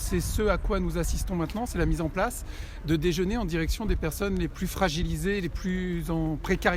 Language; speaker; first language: French; native; French